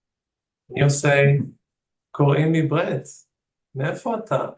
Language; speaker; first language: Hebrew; non-native, fluent; English